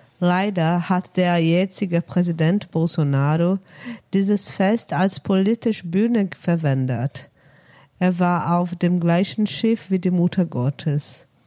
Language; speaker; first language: German; non-native, fluent; Portuguese